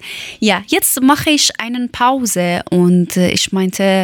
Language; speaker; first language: German; non-native, learner; Persian